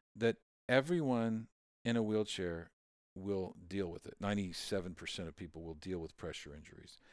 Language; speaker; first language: English; native; English